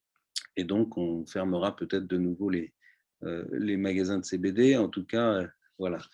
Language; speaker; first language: French; native; French